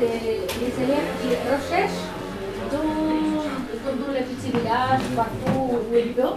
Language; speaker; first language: French; non-native, learner; Russian